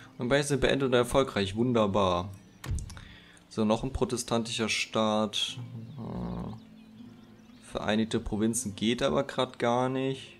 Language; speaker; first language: German; native; German